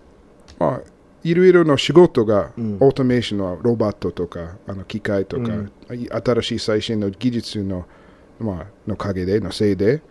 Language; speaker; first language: Japanese; non-native, learner; English